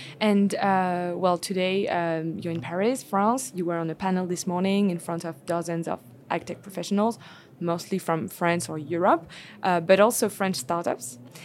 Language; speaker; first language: English; non-native, fluent; French